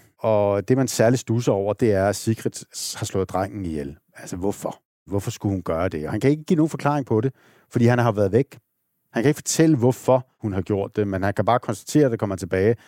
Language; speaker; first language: Danish; native; Danish